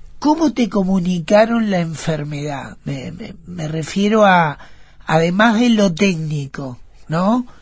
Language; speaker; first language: Spanish; native; Spanish